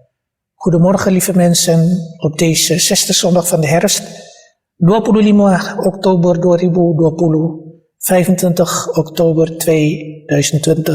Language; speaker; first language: Dutch; early bilingual, other home language; Malay